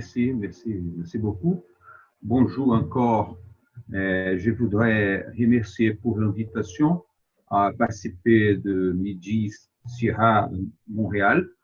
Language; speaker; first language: French; non-native, fluent; Portuguese